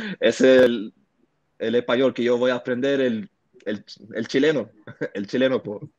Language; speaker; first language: Spanish; early bilingual, heritage; Swedish